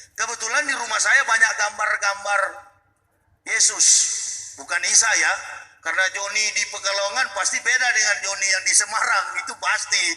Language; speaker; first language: Indonesian; native; Indonesian